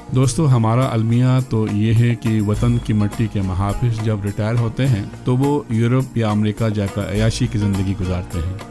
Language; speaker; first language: Urdu; non-native, local second language; Balti